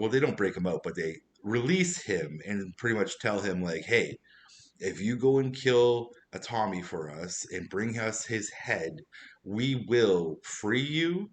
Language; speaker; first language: English; native; English